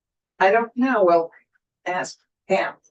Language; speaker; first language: English; native; English